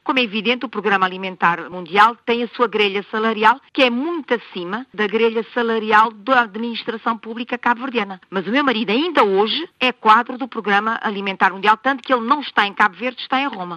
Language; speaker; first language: Portuguese; non-native, local second language; Kabuverdianu